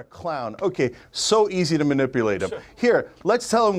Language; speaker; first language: English; native; English